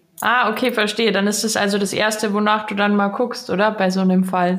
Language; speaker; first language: German; native; German